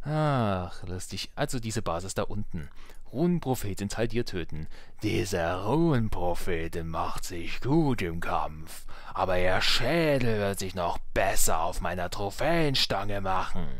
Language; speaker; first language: German; native; German